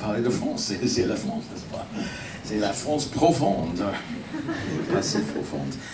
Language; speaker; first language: French; non-native, learner; English